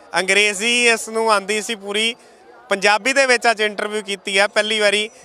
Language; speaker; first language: Punjabi; native; Punjabi